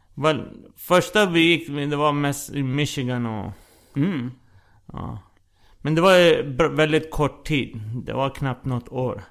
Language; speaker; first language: Swedish; early bilingual, other home language; Persian